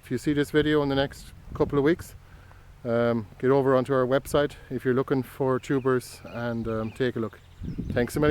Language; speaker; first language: English; native; English